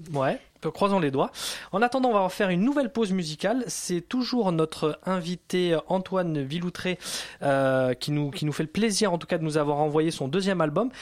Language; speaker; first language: French; native; French